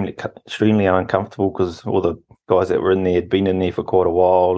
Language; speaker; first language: English; native; English